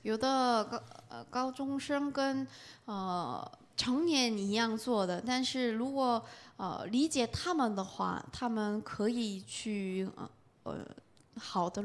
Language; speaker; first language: Chinese; non-native, fluent; Korean